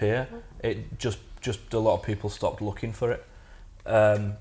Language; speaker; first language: English; native; English